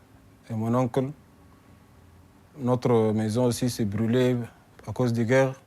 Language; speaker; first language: French; non-native, learner; Arabic